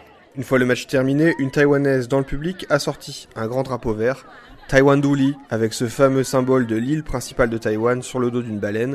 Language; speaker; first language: French; native; French